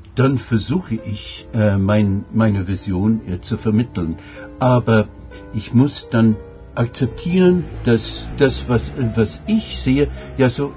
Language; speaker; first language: German; non-native, fluent; English